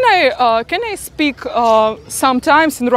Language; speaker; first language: English; non-native, learner; Russian